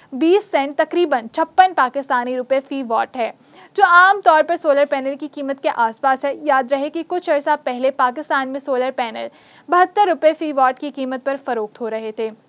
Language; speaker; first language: Urdu; native; Urdu